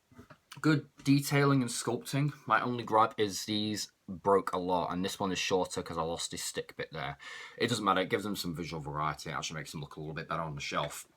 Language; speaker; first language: English; native; English